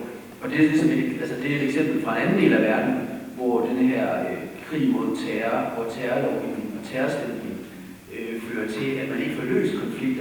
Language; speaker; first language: Danish; native; Danish